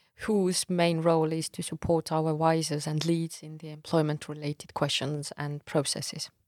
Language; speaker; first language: English; non-native, fluent; Estonian